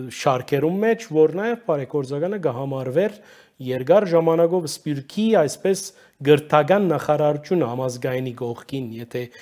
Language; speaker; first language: Armenian; early bilingual, heritage; Armenian